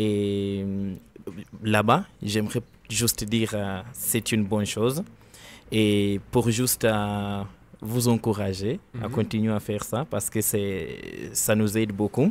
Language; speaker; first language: French; non-native, learner; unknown